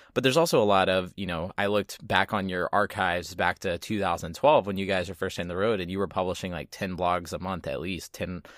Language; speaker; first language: English; native; English